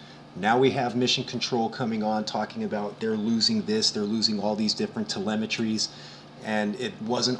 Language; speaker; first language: English; native; English